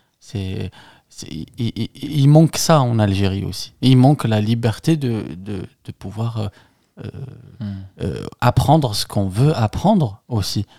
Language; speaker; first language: French; non-native, local second language; Arabic